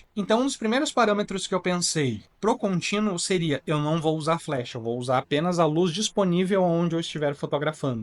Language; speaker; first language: Portuguese; native; Portuguese